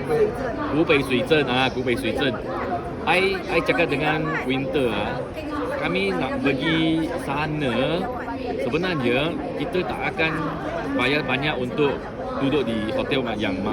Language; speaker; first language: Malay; non-native, local second language; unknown